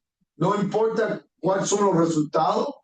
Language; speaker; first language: Spanish; early bilingual, heritage; Spanish